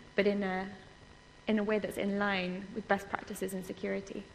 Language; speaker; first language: English; native; English